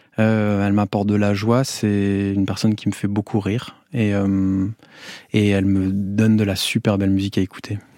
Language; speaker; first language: French; native; French